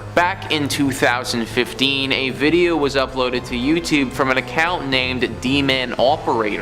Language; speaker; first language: English; native; English